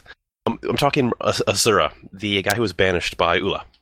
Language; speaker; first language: English; native; English